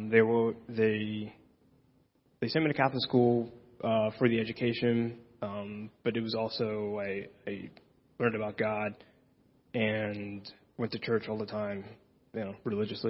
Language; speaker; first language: English; early bilingual, other home language; Spanish